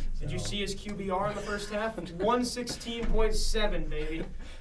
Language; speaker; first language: English; native; English